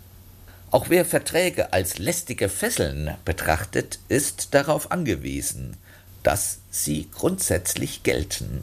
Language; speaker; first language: German; native; German